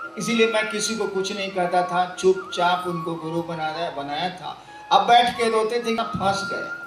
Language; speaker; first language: Hindi; native; Hindi